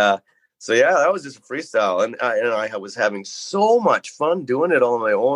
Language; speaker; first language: English; native; English